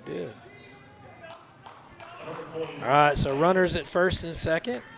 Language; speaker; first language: English; native; English